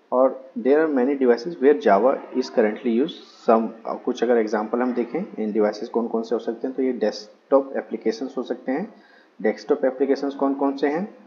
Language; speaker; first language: Hindi; native; Hindi